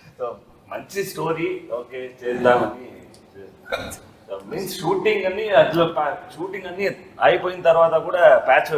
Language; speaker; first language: Telugu; non-native, learner; Tamil